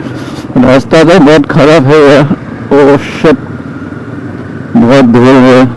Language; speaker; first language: Hindi; non-native, local second language; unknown